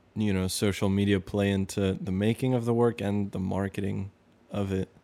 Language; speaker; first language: English; early bilingual, other home language; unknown